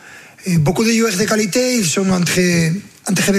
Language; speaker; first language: French; non-native, learner; Spanish